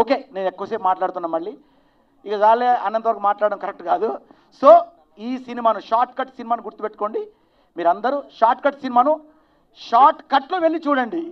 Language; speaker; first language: Telugu; native; Telugu